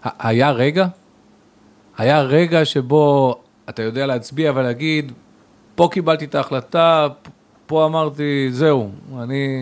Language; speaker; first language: Hebrew; native; Hebrew